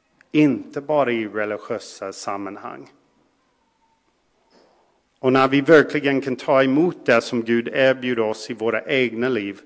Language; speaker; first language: Swedish; non-native, fluent; English